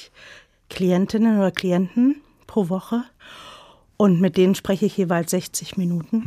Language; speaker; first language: German; native; German